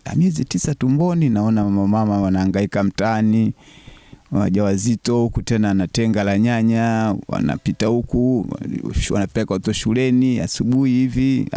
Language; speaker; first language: Swahili; non-native, local second language; Sukuma